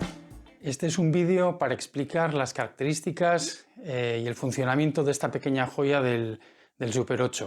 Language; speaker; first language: Spanish; native; Spanish